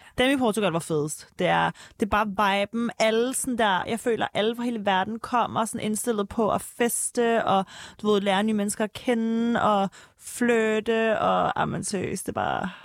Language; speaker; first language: Danish; early bilingual, other home language; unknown